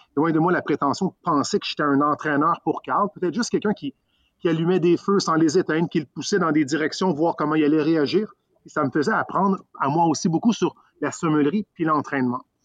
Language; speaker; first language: French; native; French